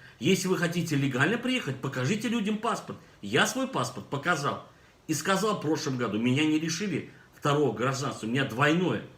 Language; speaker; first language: Russian; non-native, local second language; Turkmen